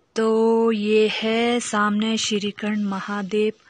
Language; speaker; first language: Hindi; non-native, local second language; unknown